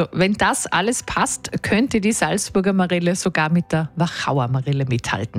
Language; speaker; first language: German; native; German